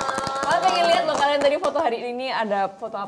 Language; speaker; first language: Indonesian; native; Indonesian